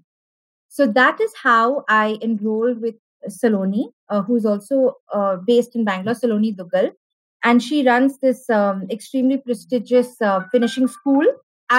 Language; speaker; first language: English; non-native, local second language; Malayalam